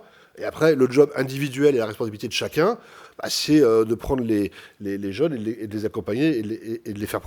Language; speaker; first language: French; native; French